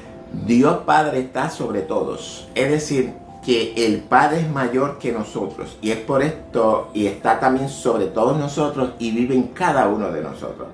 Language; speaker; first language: Spanish; native; Spanish